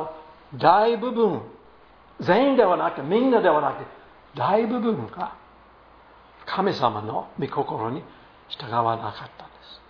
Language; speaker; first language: Japanese; non-native, fluent; English